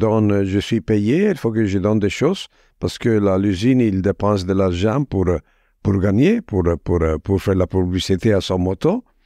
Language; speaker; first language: French; non-native, fluent; Italian